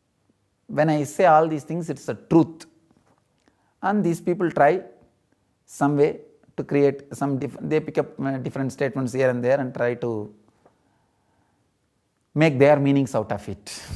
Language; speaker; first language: English; non-native, local second language; Tamil